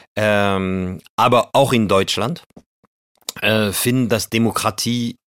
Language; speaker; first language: German; non-native, fluent; French